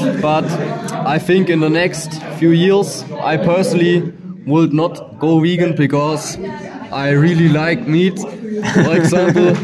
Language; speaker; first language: English; non-native, learner; German